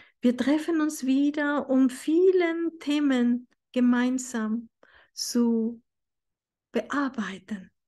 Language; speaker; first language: German; non-native, fluent; Spanish